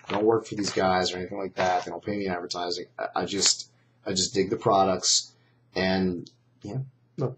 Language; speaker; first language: English; native; English